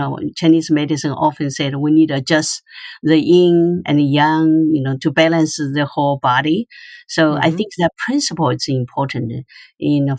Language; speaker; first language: English; non-native, fluent; Chinese